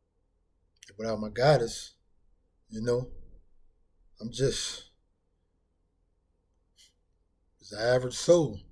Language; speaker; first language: English; native; English